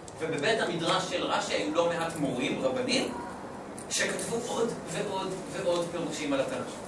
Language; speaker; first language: Hebrew; native; Hebrew